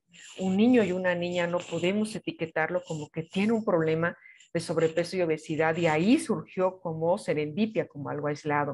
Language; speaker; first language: Spanish; native; Spanish